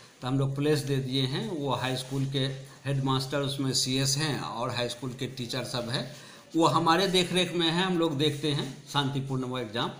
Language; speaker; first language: Hindi; native; Hindi